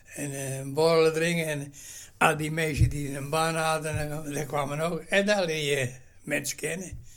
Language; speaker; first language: Dutch; non-native, learner; Italian